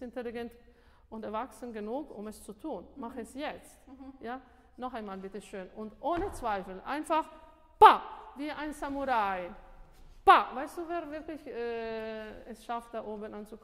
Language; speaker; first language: German; non-native, fluent; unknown